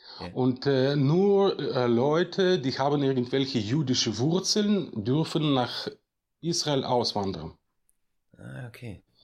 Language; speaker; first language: German; non-native, fluent; Russian